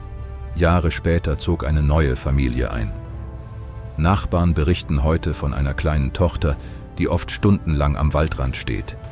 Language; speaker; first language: German; native; German